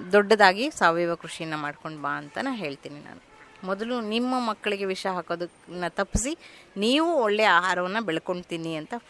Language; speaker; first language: Kannada; native; Kannada